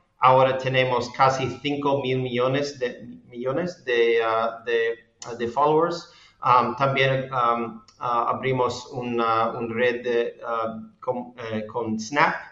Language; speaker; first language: Spanish; non-native, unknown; English